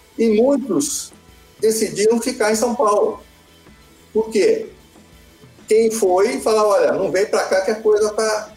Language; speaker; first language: Portuguese; early bilingual, other home language; Italian